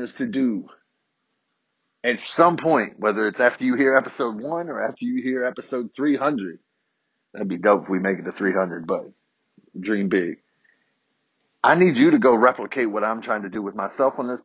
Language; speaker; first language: English; native; English